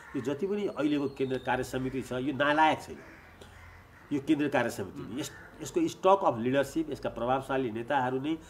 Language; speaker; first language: Nepali; native; Nepali